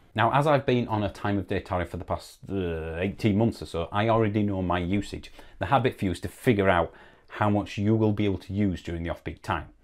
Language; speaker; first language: English; native; English